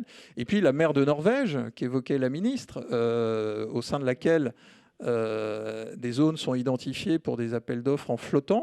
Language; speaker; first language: French; native; French